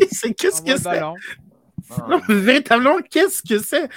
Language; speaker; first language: French; native; French